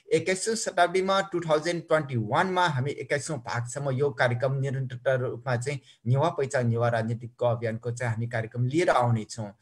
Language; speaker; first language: Nepali; non-native, local second language; Newari